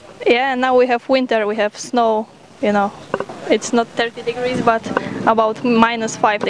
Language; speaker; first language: English; non-native, learner; Polish